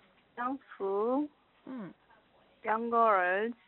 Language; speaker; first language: Chinese; non-native, learner; Korean